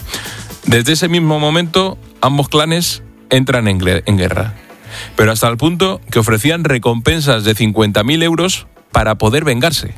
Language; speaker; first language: Spanish; native; Spanish